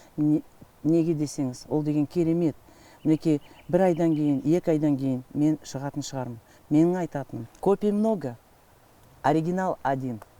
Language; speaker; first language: Kazakh; native; Kazakh